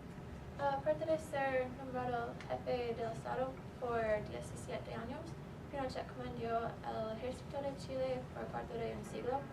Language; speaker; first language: Spanish; non-native, learner; English